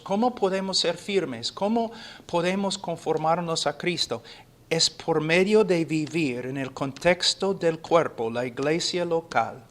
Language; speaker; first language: Spanish; non-native, fluent; English